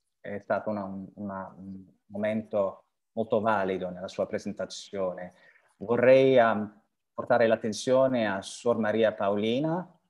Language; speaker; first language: Italian; non-native, fluent; French